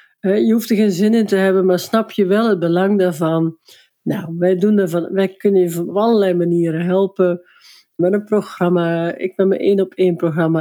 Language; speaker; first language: Dutch; native; Dutch